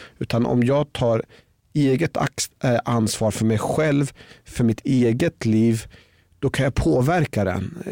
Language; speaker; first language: Swedish; early bilingual, other home language; Persian